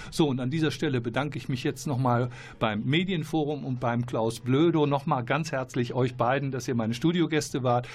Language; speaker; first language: German; native; German